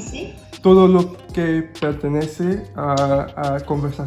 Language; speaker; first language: Spanish; non-native, learner; English